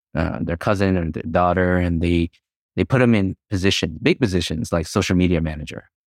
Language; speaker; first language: English; native; English